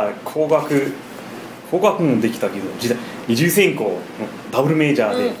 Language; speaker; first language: Japanese; non-native, fluent; English